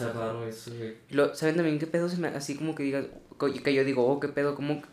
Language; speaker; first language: Spanish; native; Spanish